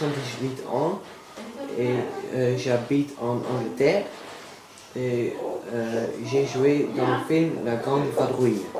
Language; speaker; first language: French; non-native, learner; Dutch